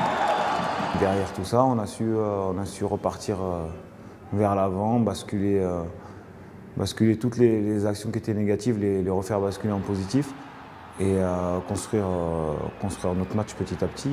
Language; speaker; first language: French; native; French